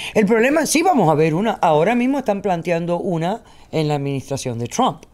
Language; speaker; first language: Spanish; early bilingual, heritage; Spanish